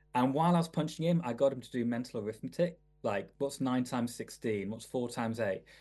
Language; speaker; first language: English; native; English